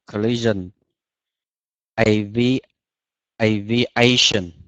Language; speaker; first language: English; non-native, learner; Vietnamese